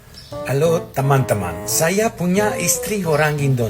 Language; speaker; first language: Indonesian; non-native, learner; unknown